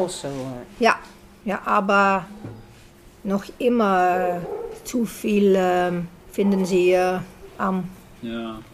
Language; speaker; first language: German; non-native, learner; Dutch